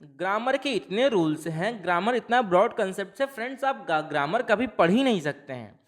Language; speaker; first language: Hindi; non-native, local second language; Bhojpuri